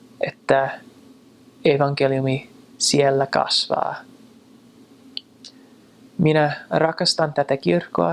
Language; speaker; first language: Finnish; non-native, fluent; English